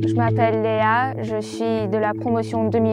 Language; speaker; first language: French; non-native, fluent; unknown